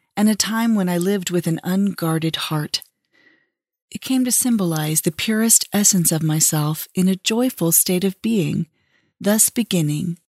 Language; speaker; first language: English; native; English